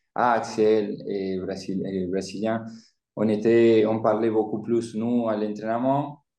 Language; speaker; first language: French; non-native, learner; Spanish